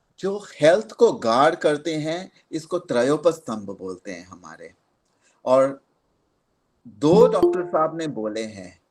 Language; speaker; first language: Hindi; non-native, local second language; Marathi